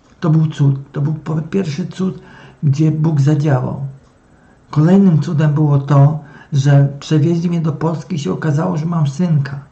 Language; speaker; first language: Polish; native; Polish